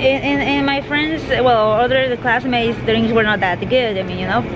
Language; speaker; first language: English; non-native, fluent; Spanish